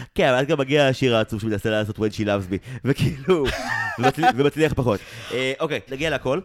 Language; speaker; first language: Hebrew; native; Hebrew